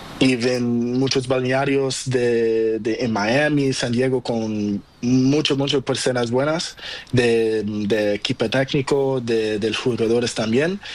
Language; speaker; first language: Spanish; non-native, learner; Portuguese